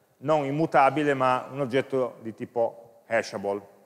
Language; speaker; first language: Italian; native; Italian